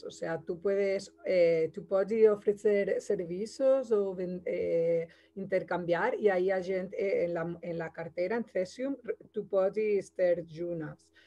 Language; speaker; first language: Spanish; non-native, learner; Portuguese